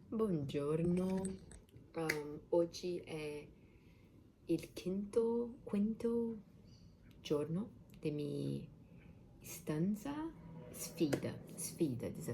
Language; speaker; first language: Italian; non-native, learner; Portuguese